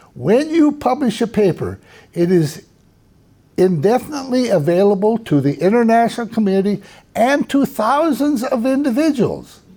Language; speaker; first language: English; native; English